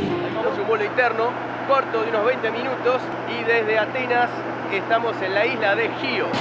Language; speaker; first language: Spanish; native; Spanish